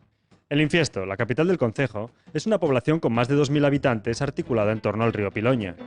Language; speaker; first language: Spanish; native; Spanish